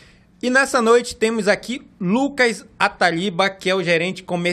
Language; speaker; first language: Portuguese; native; Portuguese